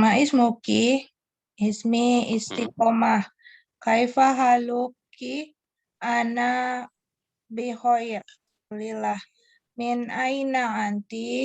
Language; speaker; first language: Arabic; non-native, learner; Indonesian